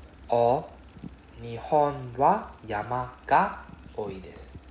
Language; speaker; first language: Japanese; non-native, fluent; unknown